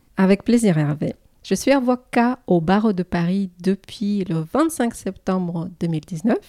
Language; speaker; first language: French; non-native, fluent; Russian